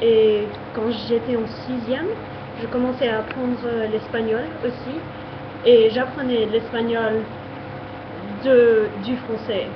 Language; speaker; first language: French; non-native, fluent; English